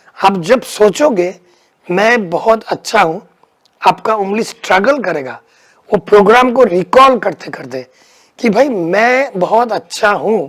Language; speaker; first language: Hindi; non-native, local second language; Bangla